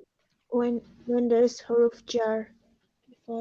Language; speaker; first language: English; non-native, fluent; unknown